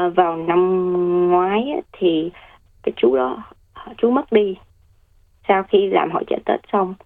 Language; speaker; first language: Vietnamese; early bilingual, heritage; Vietnamese